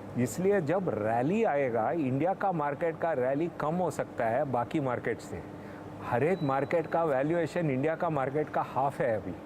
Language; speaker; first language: Hindi; non-native, local second language; Tamil